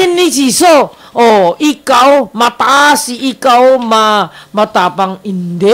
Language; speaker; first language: Filipino; non-native, learner; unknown